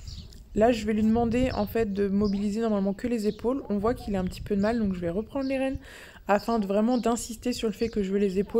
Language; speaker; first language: French; native; French